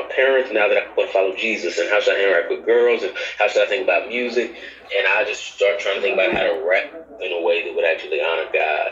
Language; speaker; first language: English; native; English